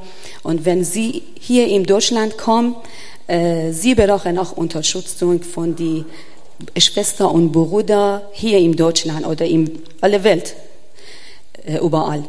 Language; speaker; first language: German; non-native, learner; Persian